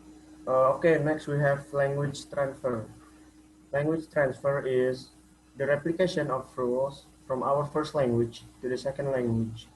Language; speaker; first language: English; non-native, learner; Indonesian